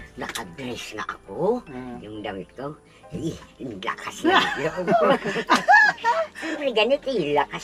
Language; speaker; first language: Filipino; non-native, local second language; Bikol